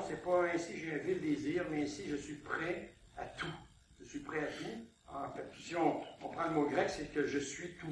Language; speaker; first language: French; native; French